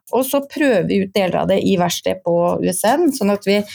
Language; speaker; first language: Norwegian; native; Norwegian